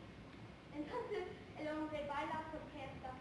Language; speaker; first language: Spanish; non-native, learner; English